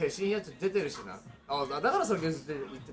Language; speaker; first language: Japanese; native; Japanese